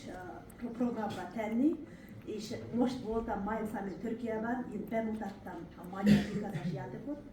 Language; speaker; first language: Hungarian; non-native, learner; Kazakh